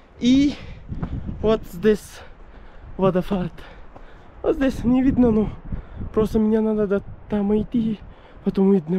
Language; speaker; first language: Russian; non-native, learner; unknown